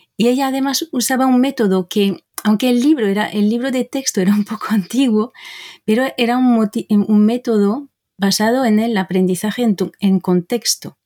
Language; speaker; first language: Spanish; non-native, fluent; French